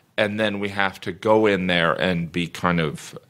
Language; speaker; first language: English; native; English